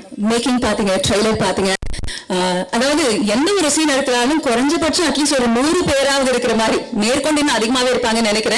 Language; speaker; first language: Tamil; native; Tamil